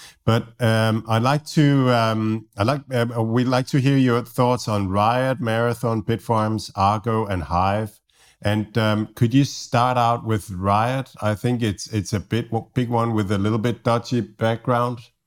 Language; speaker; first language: English; non-native, fluent; Danish